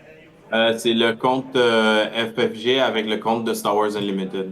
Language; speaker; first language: French; native; French